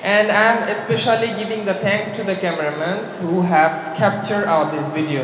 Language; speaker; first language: English; non-native, local second language; Bangla